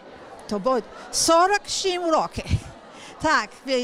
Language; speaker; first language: Ukrainian; early bilingual, heritage; English